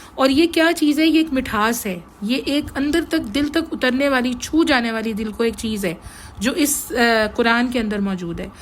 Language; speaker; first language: Urdu; native; Urdu